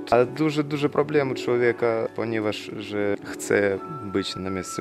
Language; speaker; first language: Polish; non-native, learner; Russian